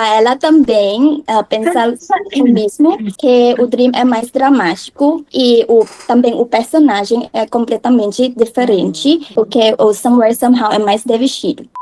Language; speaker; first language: Portuguese; non-native, learner; Thai